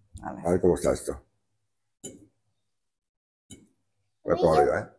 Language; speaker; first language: Spanish; native; Spanish